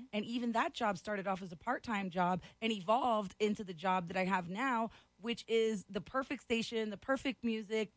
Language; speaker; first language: English; native; English